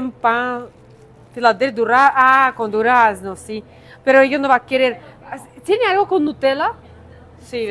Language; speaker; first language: Spanish; non-native, fluent; Russian